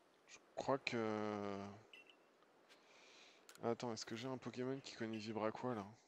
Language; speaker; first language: French; native; French